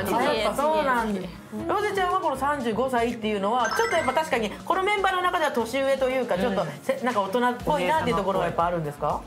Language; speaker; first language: Japanese; native; Japanese